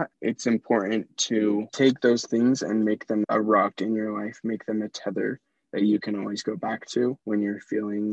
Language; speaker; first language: English; native; English